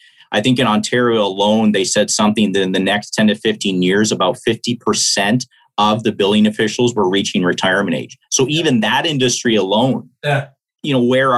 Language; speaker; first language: English; native; English